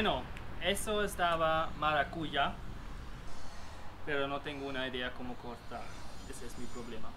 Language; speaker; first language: Spanish; non-native, learner; German